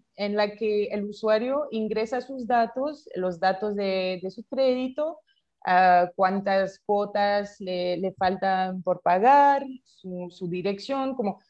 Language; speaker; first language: Spanish; non-native, fluent; French